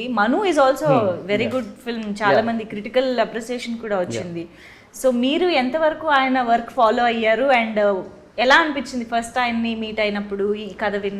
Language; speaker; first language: Telugu; native; Telugu